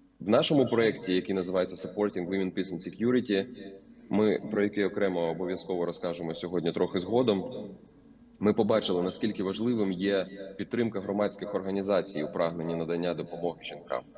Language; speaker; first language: Ukrainian; native; Ukrainian